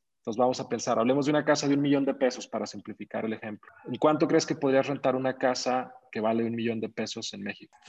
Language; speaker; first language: Spanish; native; Spanish